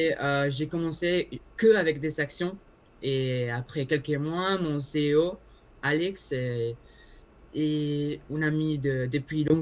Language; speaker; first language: French; non-native, learner; Spanish